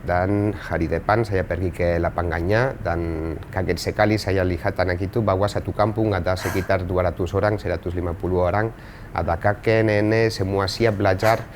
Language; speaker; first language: Indonesian; non-native, fluent; Spanish